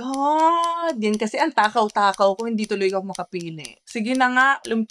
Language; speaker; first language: Filipino; early bilingual, heritage; Filipino